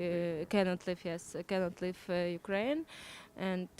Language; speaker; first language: English; non-native, learner; Ukrainian